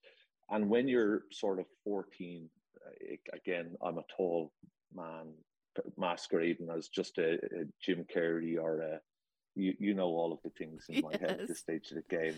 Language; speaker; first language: English; native; English